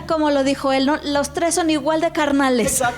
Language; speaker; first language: Spanish; native; Spanish